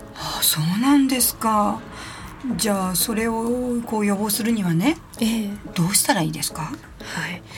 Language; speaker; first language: Japanese; native; Japanese